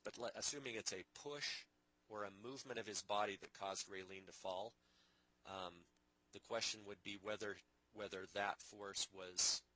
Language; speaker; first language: English; native; English